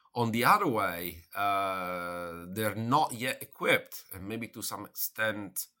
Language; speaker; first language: English; non-native, fluent; Italian